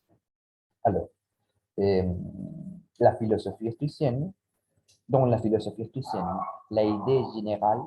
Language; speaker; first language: French; non-native, learner; Spanish